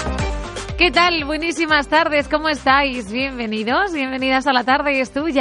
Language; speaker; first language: Spanish; native; Spanish